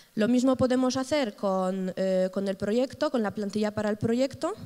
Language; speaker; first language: Spanish; non-native, fluent; Polish